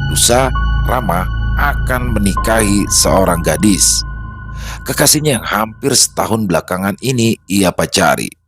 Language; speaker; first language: Indonesian; native; Indonesian